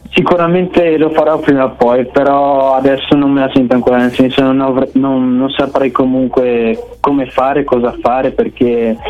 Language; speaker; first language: Italian; early bilingual, other home language; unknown